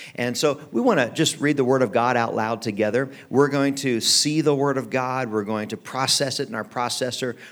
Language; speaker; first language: English; native; English